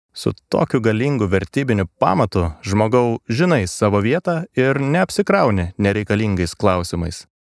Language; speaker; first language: Lithuanian; native; Lithuanian